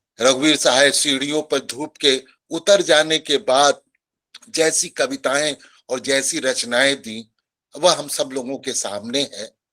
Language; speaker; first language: Hindi; native; Hindi